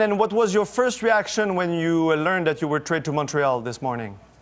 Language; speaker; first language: English; non-native, fluent; French